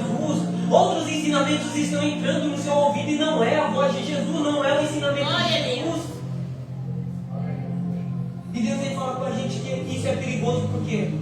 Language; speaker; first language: Portuguese; native; Portuguese